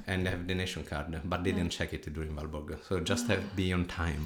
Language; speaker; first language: English; non-native, fluent; Italian